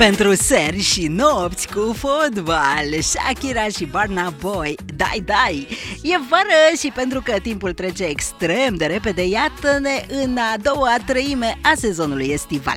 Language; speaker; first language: Romanian; native; Romanian